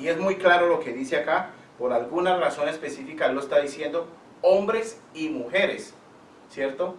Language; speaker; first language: Spanish; native; Spanish